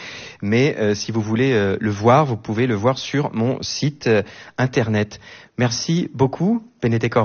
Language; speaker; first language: French; native; French